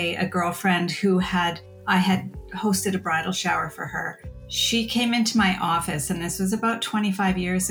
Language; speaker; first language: English; native; English